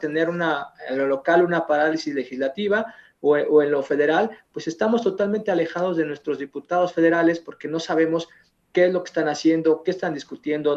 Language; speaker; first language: Spanish; native; Spanish